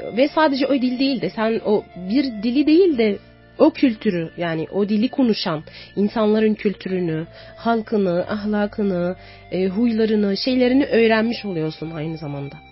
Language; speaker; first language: Turkish; non-native, fluent; Arabic